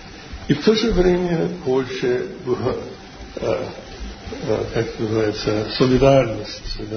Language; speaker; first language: Russian; non-native, fluent; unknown